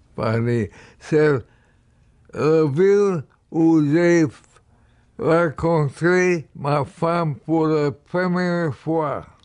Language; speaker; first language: French; non-native, learner; English